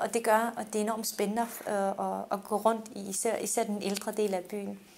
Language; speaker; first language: Danish; early bilingual, other home language; Turkish